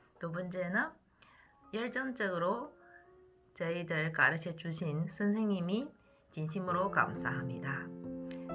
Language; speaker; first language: Korean; non-native, learner; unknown